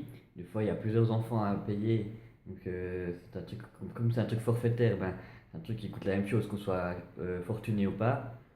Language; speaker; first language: French; native; French